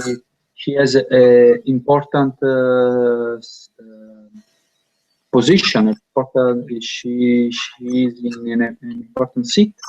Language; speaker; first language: English; non-native, learner; Italian